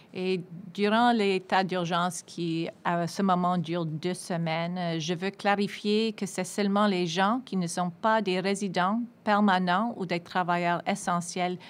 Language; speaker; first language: French; non-native, fluent; English